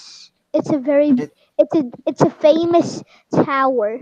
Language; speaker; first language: English; non-native, learner; Arabic